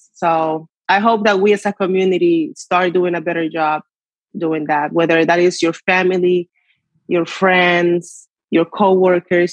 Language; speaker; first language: English; non-native, fluent; Spanish